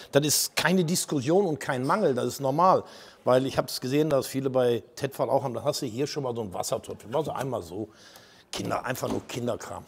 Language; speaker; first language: German; native; German